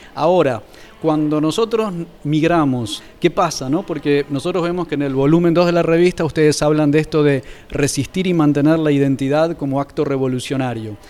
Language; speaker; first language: Spanish; native; Spanish